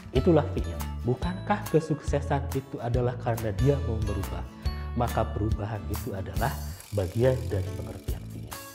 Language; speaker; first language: Indonesian; non-native, local second language; Sundanese